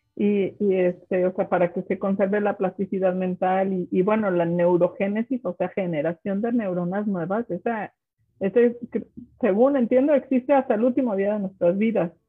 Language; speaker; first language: Spanish; non-native, local second language; German